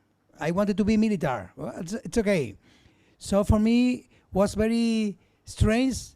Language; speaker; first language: English; non-native, learner; Spanish